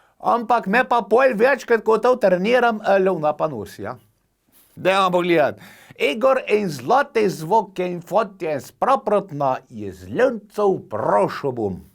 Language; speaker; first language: Slovenian; native; Slovenian